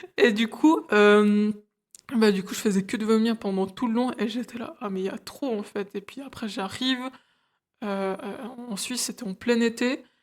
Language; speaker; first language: French; early bilingual, other home language; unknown